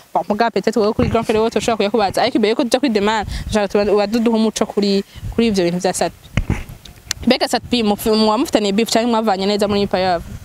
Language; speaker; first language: Rundi; native; Rundi